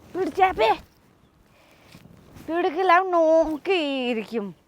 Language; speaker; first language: Malayalam; non-native, learner; Nepali